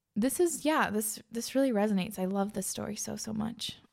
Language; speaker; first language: English; native; English